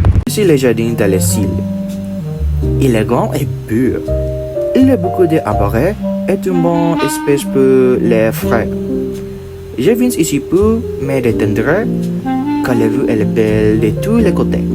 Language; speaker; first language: French; non-native, learner; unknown